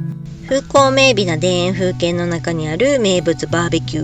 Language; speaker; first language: Japanese; native; Japanese